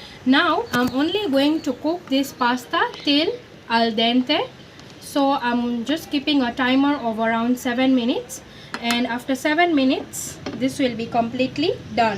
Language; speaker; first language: English; non-native, local second language; Gujarati